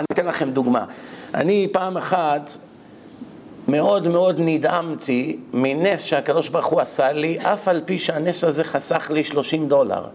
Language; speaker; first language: Hebrew; native; Hebrew